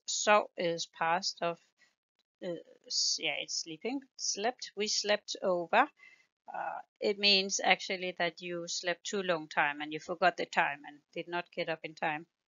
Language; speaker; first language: English; non-native, fluent; Danish